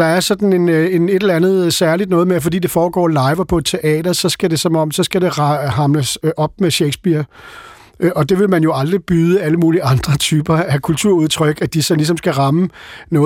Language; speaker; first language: Danish; native; Danish